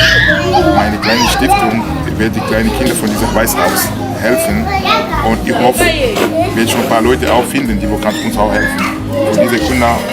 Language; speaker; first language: German; non-native, learner; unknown